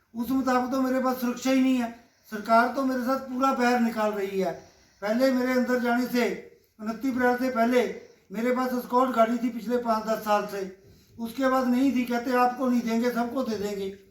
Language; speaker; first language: Hindi; non-native, local second language; Punjabi